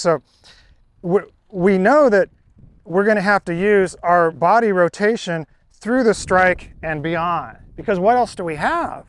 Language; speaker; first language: English; native; English